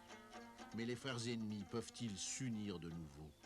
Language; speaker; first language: French; native; French